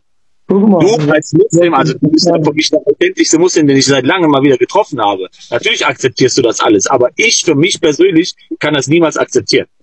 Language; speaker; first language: German; native; German